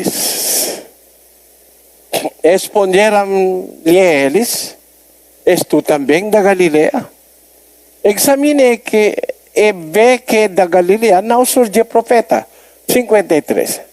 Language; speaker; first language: Portuguese; non-native, learner; Filipino